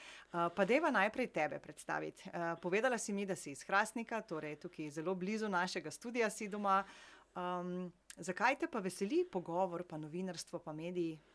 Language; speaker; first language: Slovenian; native; Slovenian